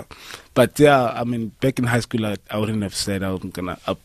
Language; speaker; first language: English; non-native, local second language; Northern Sotho